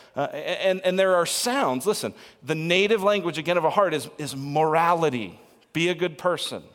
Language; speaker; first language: English; native; English